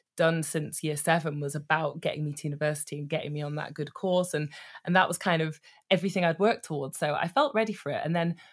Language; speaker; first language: English; native; English